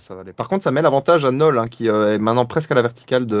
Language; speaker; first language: French; native; French